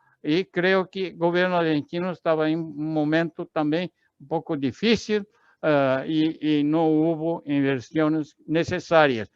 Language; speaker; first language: Spanish; non-native, learner; Portuguese